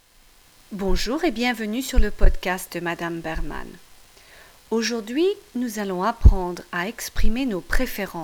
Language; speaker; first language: French; non-native, fluent; English